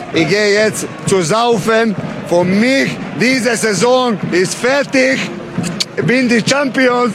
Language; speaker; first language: German; non-native, fluent; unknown